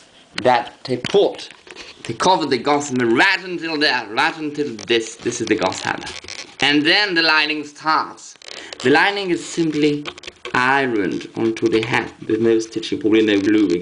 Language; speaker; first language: English; non-native, fluent; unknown